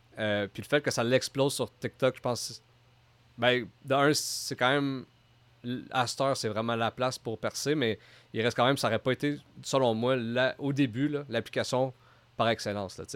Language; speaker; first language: French; native; French